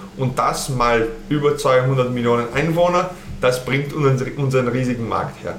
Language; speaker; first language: German; early bilingual, heritage; German